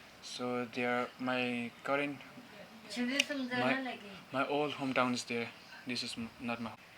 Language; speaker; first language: English; non-native, fluent; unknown